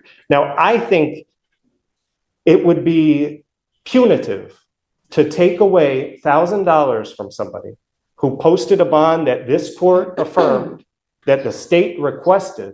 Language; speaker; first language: English; native; English